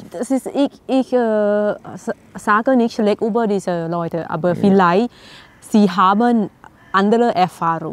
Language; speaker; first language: German; non-native, learner; Thai